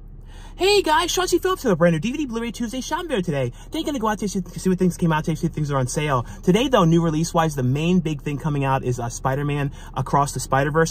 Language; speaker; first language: English; native; English